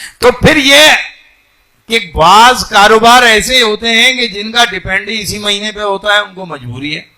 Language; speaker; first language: Urdu; non-native, local second language; Sindhi